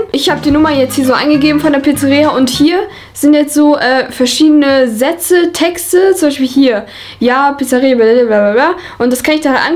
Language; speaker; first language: German; native; German